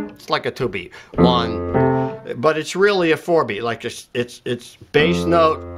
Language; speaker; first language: English; native; English